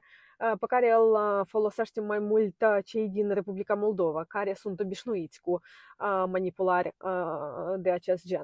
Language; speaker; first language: Romanian; non-native, fluent; Ukrainian